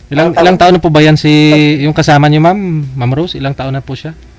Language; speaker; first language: Filipino; native; Filipino